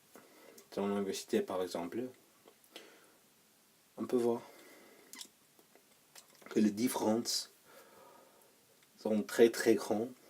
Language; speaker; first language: French; non-native, learner; English